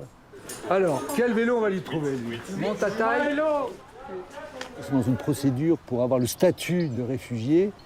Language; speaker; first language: French; native; French